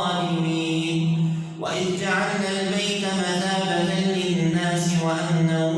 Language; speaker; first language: Arabic; native; Arabic